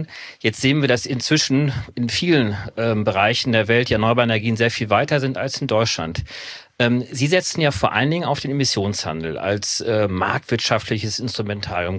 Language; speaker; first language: German; native; German